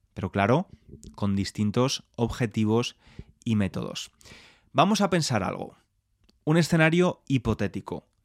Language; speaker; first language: Spanish; native; Spanish